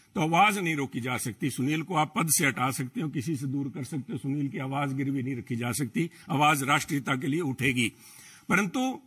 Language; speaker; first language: Hindi; native; Hindi